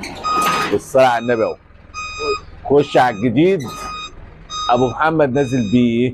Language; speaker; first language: Arabic; native; Arabic